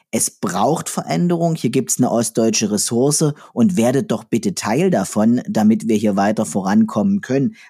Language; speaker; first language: German; native; German